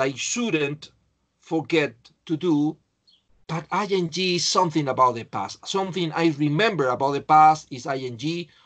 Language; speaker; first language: English; non-native, fluent; Spanish